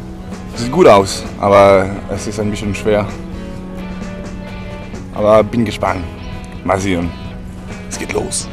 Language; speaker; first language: German; non-native, learner; French